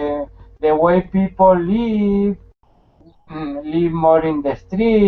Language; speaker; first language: English; non-native, learner; Spanish